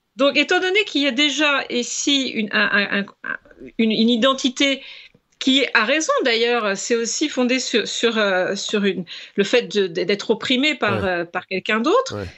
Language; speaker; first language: French; native; French